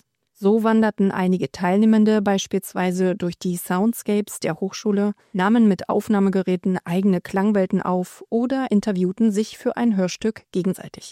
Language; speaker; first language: German; native; German